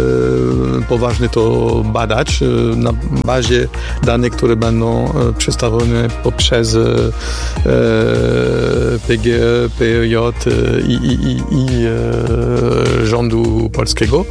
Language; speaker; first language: Polish; non-native, fluent; French